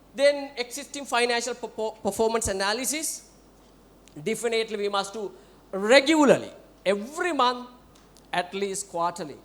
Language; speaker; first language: English; non-native, local second language; Sinhala